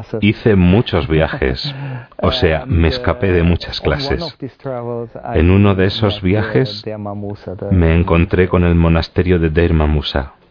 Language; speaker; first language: Spanish; non-native, fluent; German